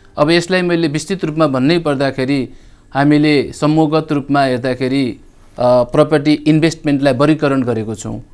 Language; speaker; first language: Nepali; native; Nepali